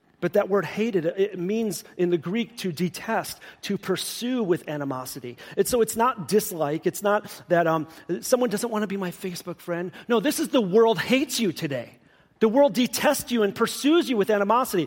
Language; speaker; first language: English; native; English